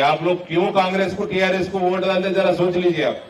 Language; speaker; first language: Hindi; non-native, local second language; Telugu